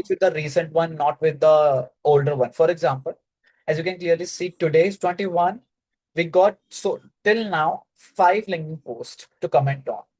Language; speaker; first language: English; non-native, local second language; Hindi